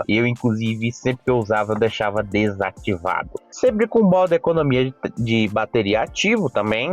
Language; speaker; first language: Portuguese; native; Portuguese